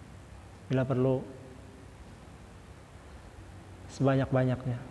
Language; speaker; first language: Indonesian; native; Indonesian